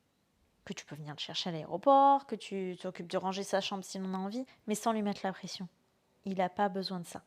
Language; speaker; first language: French; native; French